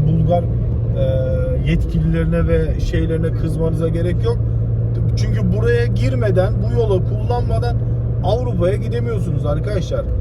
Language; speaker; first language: Turkish; early bilingual, heritage; Turkish